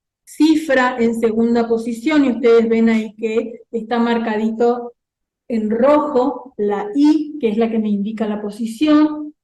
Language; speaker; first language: Spanish; native; Spanish